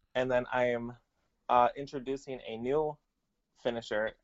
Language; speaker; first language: English; native; English